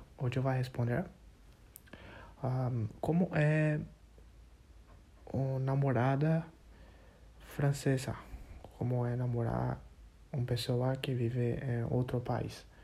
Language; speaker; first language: Portuguese; non-native, learner; English